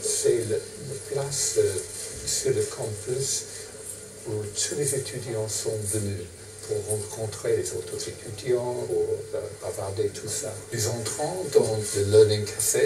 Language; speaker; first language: French; non-native, fluent; English